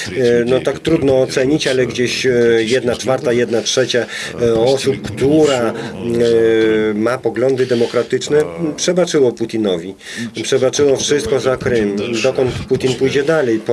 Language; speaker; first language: Polish; non-native, fluent; Russian